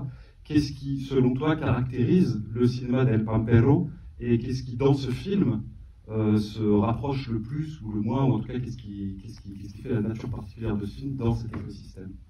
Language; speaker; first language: French; native; French